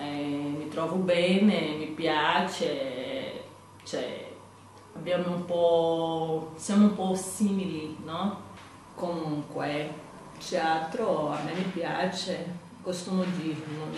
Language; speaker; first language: Italian; non-native, fluent; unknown